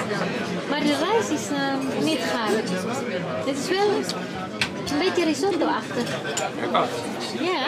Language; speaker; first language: Dutch; non-native, fluent; Indonesian